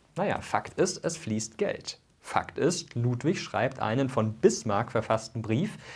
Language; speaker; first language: German; native; German